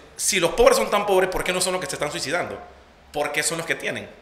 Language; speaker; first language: Spanish; native; Spanish